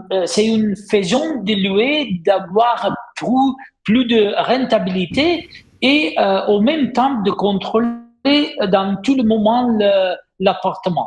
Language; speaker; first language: French; non-native, fluent; Italian